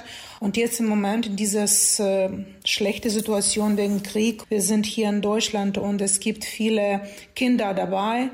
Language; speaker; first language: German; non-native, learner; Ukrainian